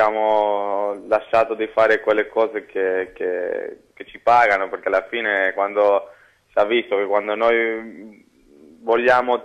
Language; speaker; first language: Italian; non-native, fluent; Spanish